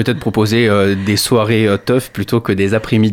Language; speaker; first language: French; native; French